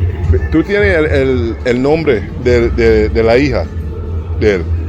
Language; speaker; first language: Spanish; non-native, learner; English